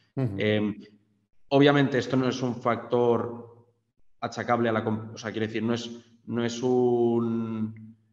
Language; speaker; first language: Spanish; native; Spanish